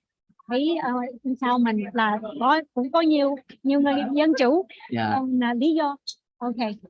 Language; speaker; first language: Vietnamese; early bilingual, heritage; Vietnamese